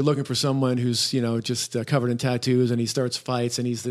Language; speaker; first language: English; native; English